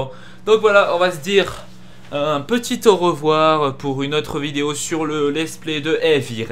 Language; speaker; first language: French; native; French